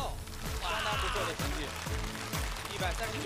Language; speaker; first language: Chinese; native; Chinese